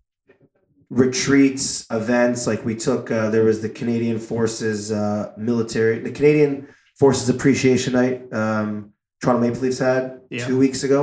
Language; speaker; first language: English; native; English